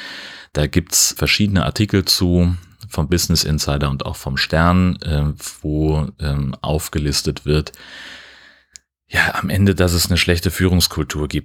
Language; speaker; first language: German; native; German